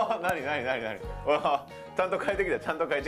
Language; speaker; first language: Japanese; native; Japanese